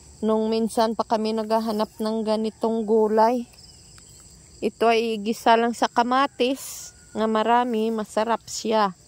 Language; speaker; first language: Filipino; non-native, local second language; Cebuano